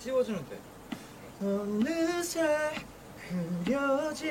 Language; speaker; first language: Korean; native; Korean